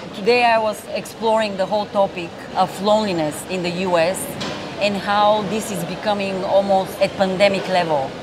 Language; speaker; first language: English; non-native, fluent; Bulgarian